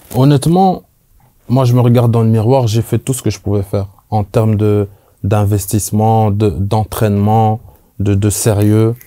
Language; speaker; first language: French; native; French